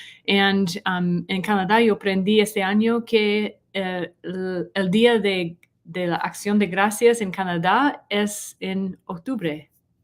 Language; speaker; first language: Spanish; non-native, learner; English